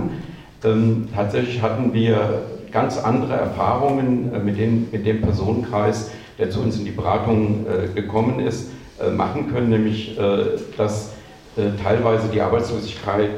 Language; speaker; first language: German; native; German